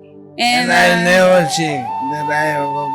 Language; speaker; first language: English; non-native, learner; Nepali